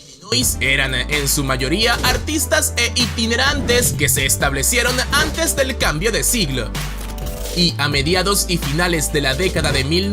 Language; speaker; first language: Spanish; native; Spanish